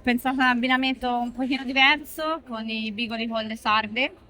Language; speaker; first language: Italian; native; Italian